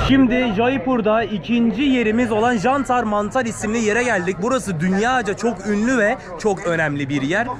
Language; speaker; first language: Turkish; native; Turkish